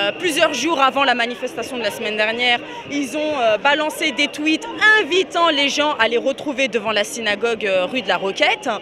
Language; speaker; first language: French; native; French